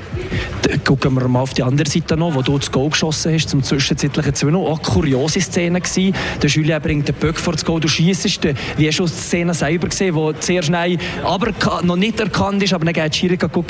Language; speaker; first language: German; native; German